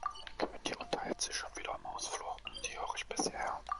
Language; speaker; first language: German; native; German